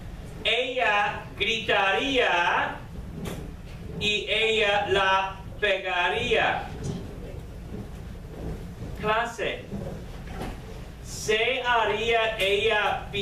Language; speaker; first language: Spanish; non-native, fluent; English